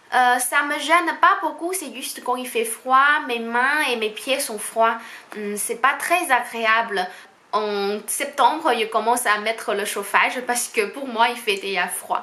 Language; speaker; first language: French; non-native, fluent; Chinese